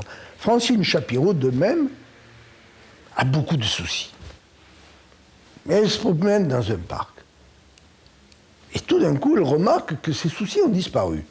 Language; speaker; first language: French; native; French